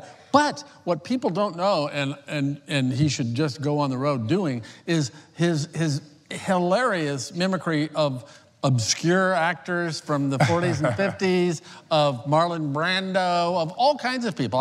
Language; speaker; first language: English; native; English